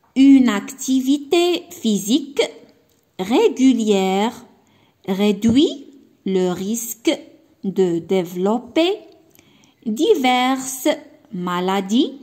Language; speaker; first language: French; non-native, local second language; Arabic